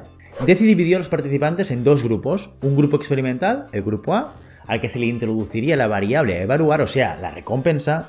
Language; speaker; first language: Spanish; native; Spanish